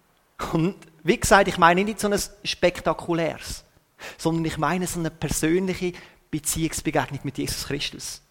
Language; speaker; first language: German; native; German